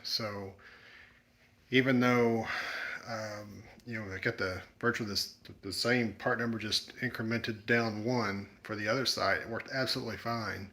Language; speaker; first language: English; native; English